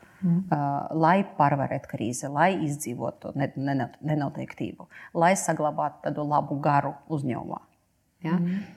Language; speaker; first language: Latvian; non-native, local second language; Russian